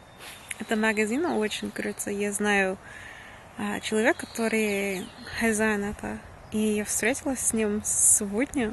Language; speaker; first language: Russian; non-native, learner; English